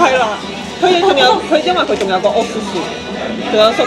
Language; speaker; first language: Cantonese; native; Cantonese